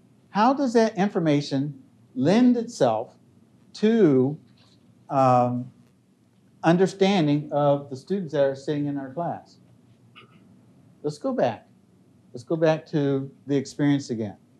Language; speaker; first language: English; native; English